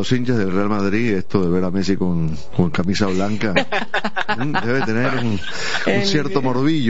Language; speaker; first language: Spanish; native; Spanish